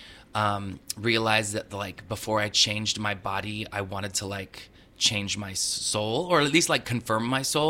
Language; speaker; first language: English; native; English